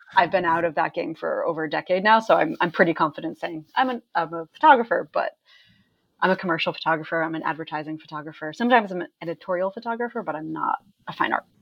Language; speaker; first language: English; native; English